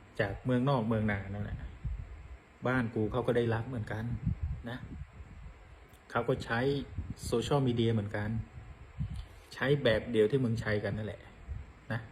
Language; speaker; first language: Thai; non-native, fluent; Khmer